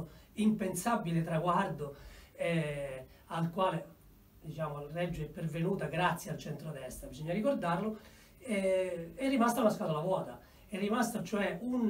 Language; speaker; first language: Italian; native; Italian